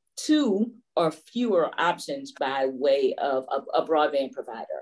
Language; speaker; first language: English; native; English